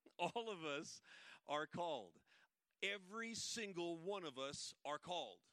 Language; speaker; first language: English; native; English